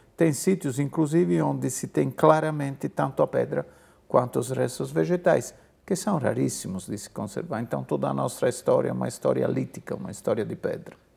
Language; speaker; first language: Portuguese; non-native, fluent; Italian